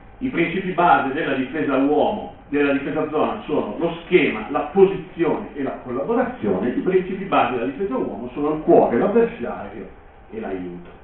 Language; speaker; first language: Italian; native; Italian